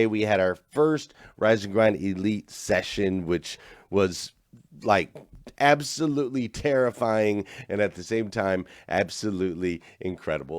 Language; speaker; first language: English; native; English